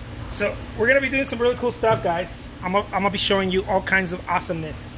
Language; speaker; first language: English; non-native, fluent; Spanish